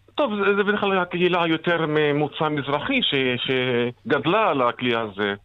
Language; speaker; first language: Hebrew; non-native, local second language; Arabic